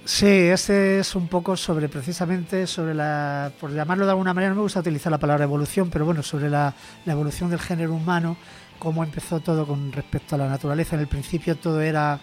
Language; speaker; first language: Spanish; native; Spanish